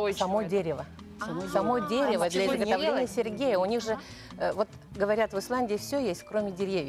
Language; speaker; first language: Russian; native; Russian